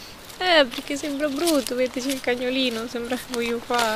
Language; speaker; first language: Italian; native; Italian